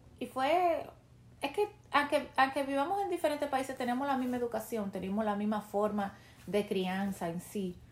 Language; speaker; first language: Spanish; native; Spanish